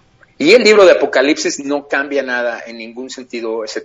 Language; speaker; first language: Spanish; native; Spanish